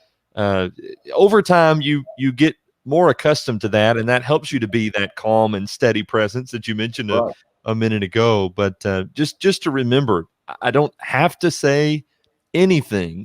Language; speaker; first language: English; native; English